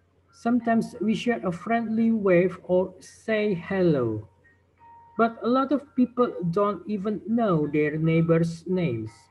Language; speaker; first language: English; non-native, fluent; Indonesian